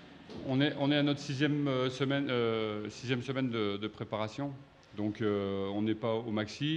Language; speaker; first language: French; native; French